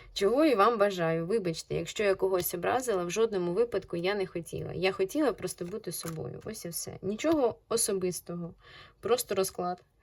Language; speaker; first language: Ukrainian; non-native, local second language; Russian